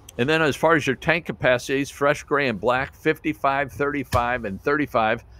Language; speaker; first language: English; native; English